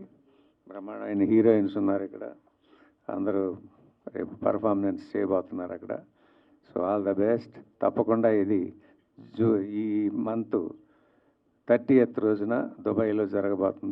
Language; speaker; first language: Telugu; native; Telugu